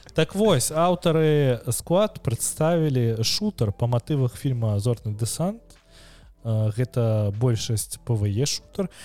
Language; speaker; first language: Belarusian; non-native, local second language; Russian